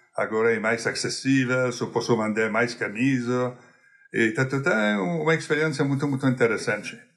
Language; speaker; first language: Portuguese; non-native, fluent; English